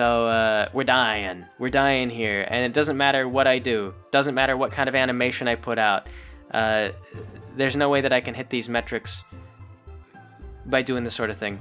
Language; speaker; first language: English; native; English